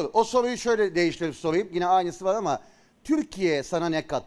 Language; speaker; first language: Turkish; native; Turkish